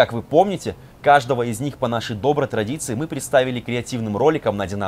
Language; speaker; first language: Russian; native; Russian